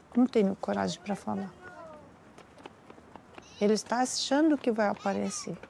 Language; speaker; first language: Portuguese; non-native, learner; Arabic